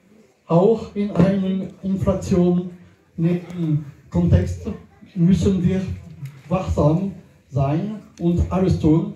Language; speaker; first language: German; non-native, learner; French